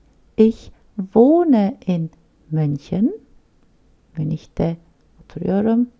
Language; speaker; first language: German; non-native, fluent; Turkish